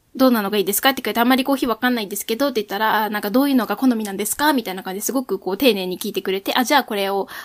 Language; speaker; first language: Japanese; native; Japanese